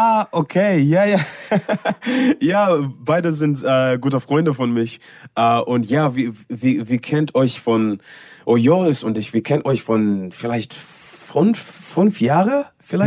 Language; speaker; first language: German; non-native, learner; English